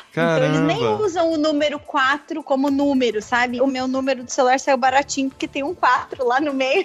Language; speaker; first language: Portuguese; native; Portuguese